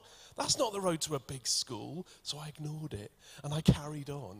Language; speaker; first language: English; native; English